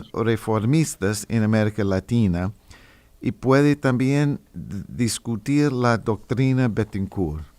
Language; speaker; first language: Spanish; non-native, fluent; English